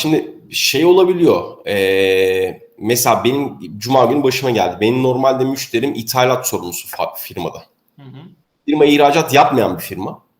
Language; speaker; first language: Turkish; native; Turkish